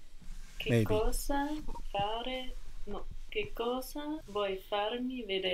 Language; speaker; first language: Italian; non-native, learner; English